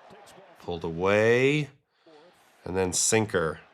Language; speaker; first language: English; native; English